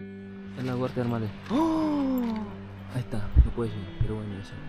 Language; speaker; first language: Spanish; non-native, fluent; Indonesian